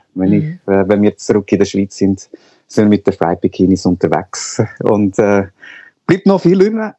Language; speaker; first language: Swiss German; non-native, local second language; Spanish